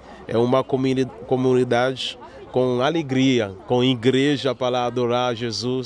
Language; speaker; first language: Portuguese; non-native, learner; Haitian Creole